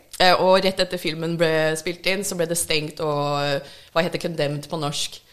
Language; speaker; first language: Norwegian; early bilingual, other home language; English